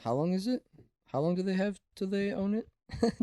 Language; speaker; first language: English; native; English